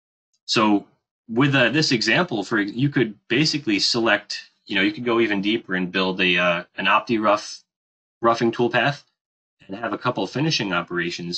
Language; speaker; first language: English; native; English